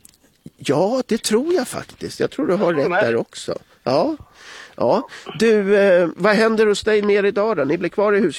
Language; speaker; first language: Swedish; native; Swedish